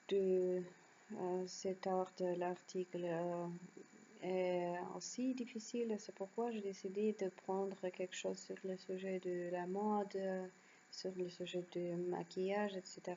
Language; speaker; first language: French; non-native, learner; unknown